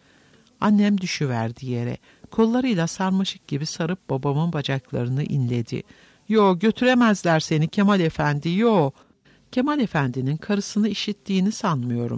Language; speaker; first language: Turkish; native; Turkish